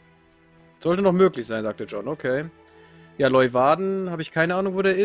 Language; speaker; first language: German; native; German